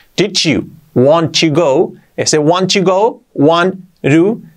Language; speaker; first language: English; non-native, fluent; Spanish